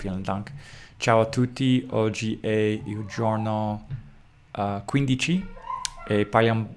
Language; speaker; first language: Italian; non-native, learner; English